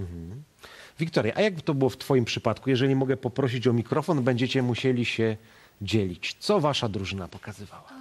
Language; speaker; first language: Polish; native; Polish